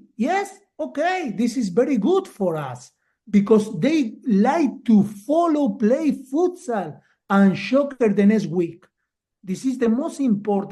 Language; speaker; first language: English; non-native, learner; Spanish